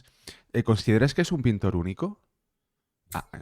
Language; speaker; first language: Spanish; native; Spanish